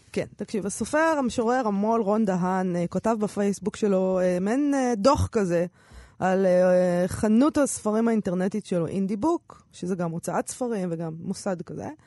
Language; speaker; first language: Hebrew; native; Hebrew